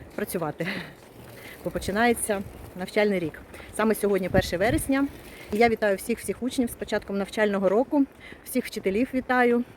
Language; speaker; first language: Ukrainian; non-native, local second language; Russian